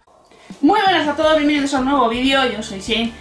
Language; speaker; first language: Spanish; native; Spanish